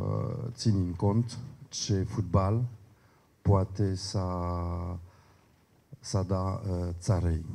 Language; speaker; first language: Romanian; non-native, learner; French